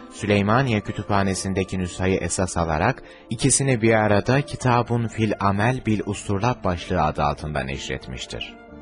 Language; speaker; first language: Turkish; native; Turkish